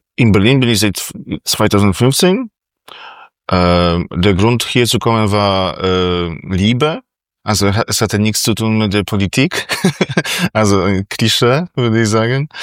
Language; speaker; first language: German; non-native, fluent; Polish